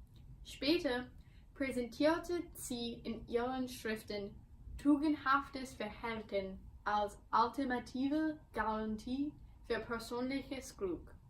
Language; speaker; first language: German; non-native, learner; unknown